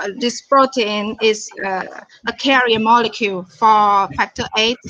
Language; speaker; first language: English; non-native, fluent; Vietnamese